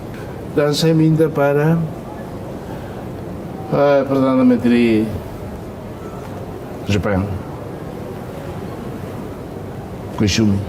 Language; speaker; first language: Indonesian; non-native, fluent; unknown